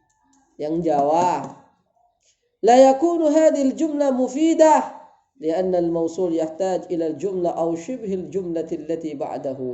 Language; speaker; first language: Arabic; non-native, fluent; Indonesian